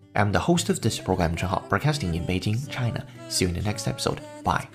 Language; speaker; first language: English; non-native, fluent; Chinese